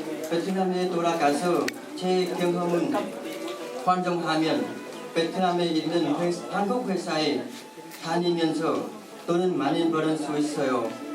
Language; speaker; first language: Korean; non-native, learner; Vietnamese